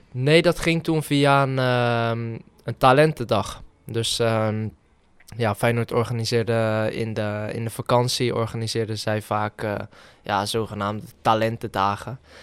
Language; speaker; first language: Dutch; native; Dutch